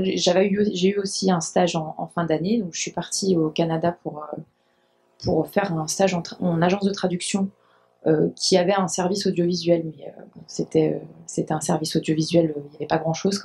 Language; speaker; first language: French; native; French